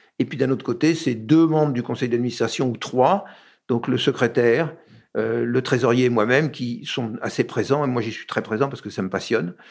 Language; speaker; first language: French; native; French